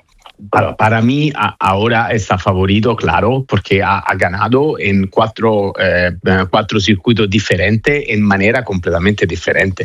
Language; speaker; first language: Spanish; non-native, fluent; Italian